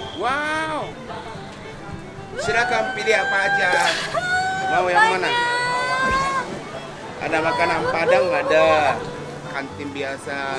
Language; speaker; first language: Indonesian; non-native, fluent; Japanese